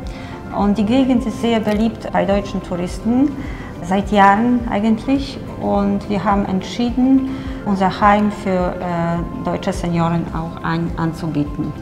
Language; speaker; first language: German; non-native, fluent; Polish